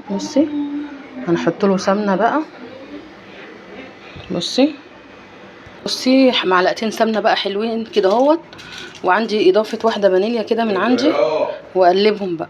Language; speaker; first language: Arabic; native; Arabic